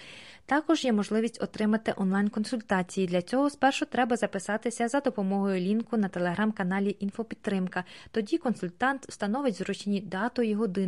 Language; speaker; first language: Ukrainian; native; Ukrainian